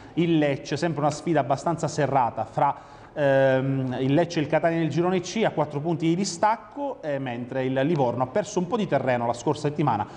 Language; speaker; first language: Italian; native; Italian